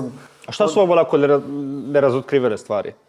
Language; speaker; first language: Bosnian; native; Bosnian